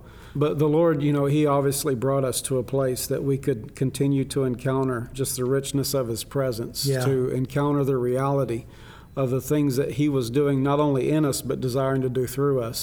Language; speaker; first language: English; native; English